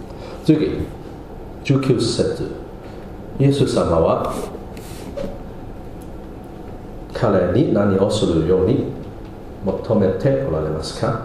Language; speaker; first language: Japanese; non-native, fluent; English